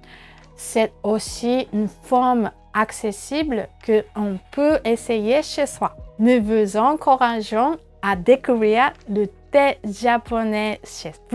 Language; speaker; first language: French; non-native, fluent; Japanese